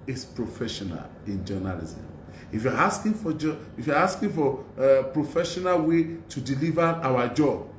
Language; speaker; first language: English; non-native, local second language; Yoruba